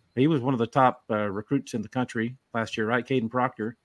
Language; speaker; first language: English; native; English